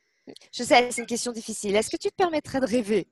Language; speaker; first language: French; native; French